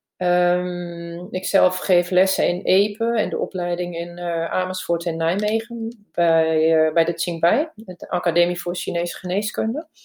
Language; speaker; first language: Dutch; non-native, fluent; German